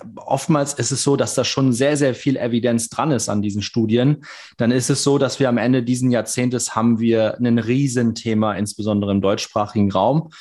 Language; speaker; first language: German; native; German